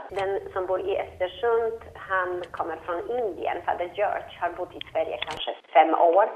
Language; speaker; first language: Swedish; non-native, fluent; Polish